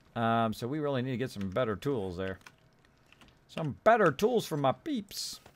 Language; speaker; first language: English; native; English